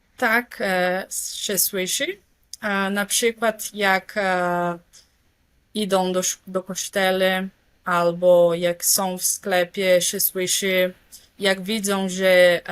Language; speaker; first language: Polish; non-native, local second language; Portuguese